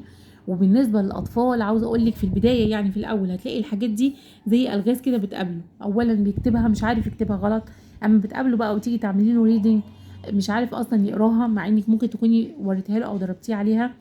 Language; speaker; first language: Arabic; native; Arabic